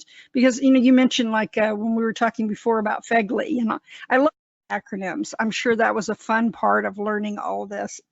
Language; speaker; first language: English; native; English